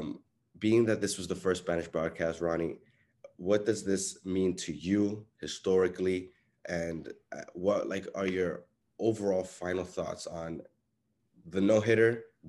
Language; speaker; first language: English; non-native, fluent; Spanish